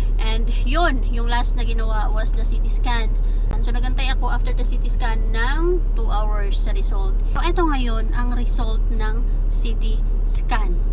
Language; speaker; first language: Filipino; native; Filipino